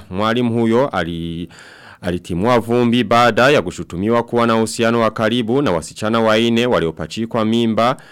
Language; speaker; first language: Swahili; non-native, local second language; Rundi